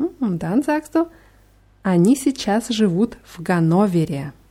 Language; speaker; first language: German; non-native, fluent; Russian